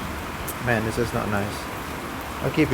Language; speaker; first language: English; non-native, fluent; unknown